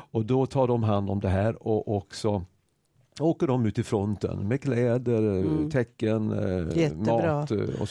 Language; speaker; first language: Swedish; native; Swedish